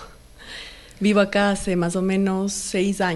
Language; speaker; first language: Spanish; native; Spanish